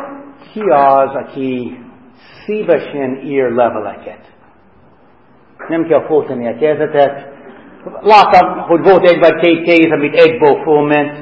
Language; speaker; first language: Hungarian; non-native, fluent; English